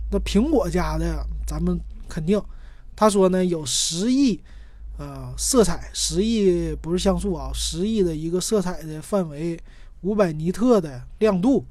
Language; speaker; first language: Chinese; native; Chinese